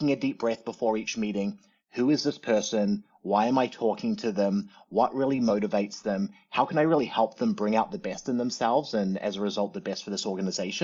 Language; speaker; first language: English; native; English